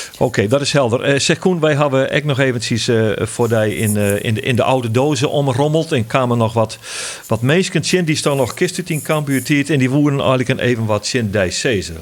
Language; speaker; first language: Dutch; non-native, local second language; Western Frisian